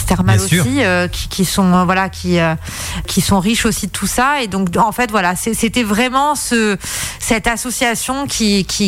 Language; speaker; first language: French; native; French